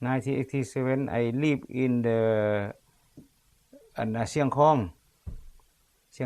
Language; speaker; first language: English; non-native, learner; Lao